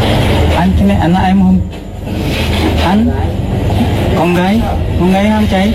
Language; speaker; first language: Vietnamese; non-native, learner; Indonesian